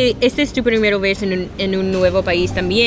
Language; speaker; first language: Spanish; non-native, learner; English